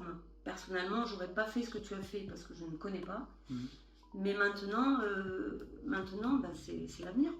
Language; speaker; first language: French; native; French